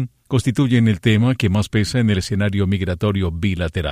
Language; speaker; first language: Spanish; native; Spanish